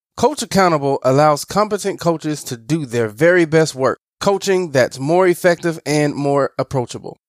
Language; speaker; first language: English; native; English